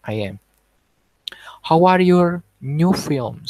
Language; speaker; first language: English; non-native, fluent; Indonesian